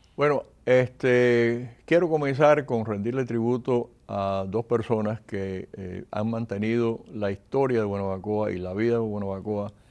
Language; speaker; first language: Spanish; native; Spanish